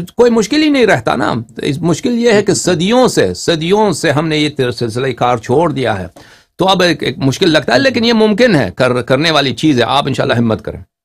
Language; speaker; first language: Urdu; native; Urdu